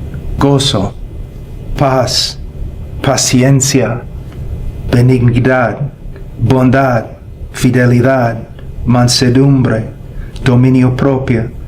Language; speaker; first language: Spanish; non-native, fluent; English